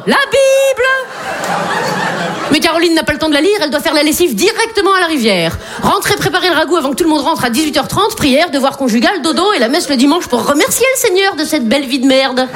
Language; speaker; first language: French; native; French